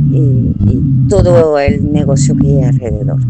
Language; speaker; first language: Spanish; non-native, fluent; French